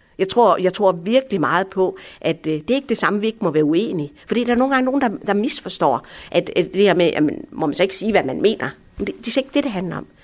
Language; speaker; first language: Danish; early bilingual, other home language; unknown